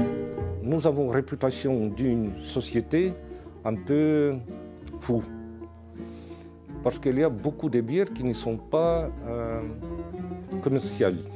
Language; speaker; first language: French; non-native, fluent; Russian